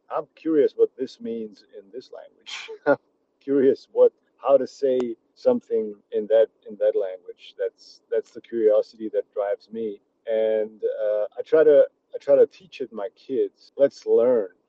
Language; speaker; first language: English; early bilingual, other home language; Czech